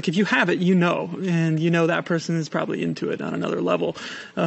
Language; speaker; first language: English; native; English